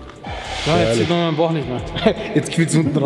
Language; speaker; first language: German; native; German